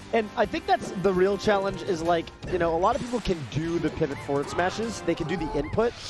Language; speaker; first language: English; native; English